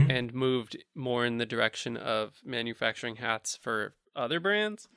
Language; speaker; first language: English; native; English